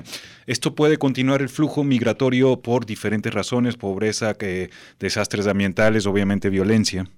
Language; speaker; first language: Spanish; native; Spanish